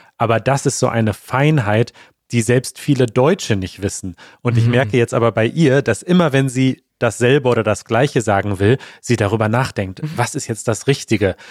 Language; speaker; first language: German; native; German